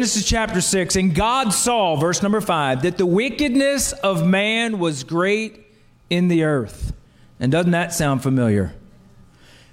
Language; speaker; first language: English; native; English